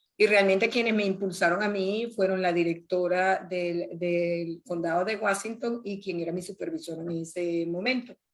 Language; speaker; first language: Spanish; native; Spanish